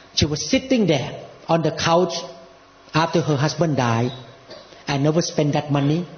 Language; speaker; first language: English; non-native, fluent; Thai